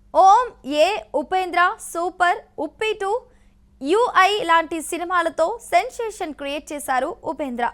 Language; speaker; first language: Telugu; native; Telugu